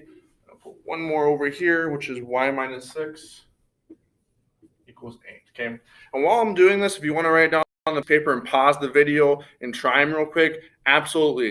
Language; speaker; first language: English; native; English